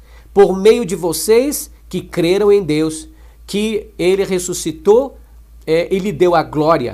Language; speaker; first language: Portuguese; native; Portuguese